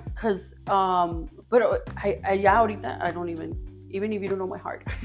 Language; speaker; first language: English; early bilingual, other home language; Spanish